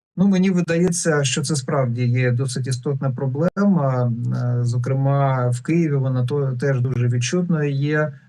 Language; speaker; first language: Ukrainian; non-native, local second language; Russian